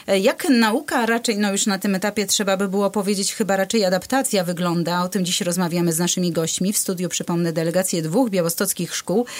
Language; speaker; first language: Polish; native; Polish